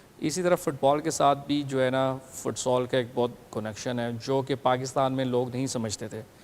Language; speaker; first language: Urdu; early bilingual, heritage; Urdu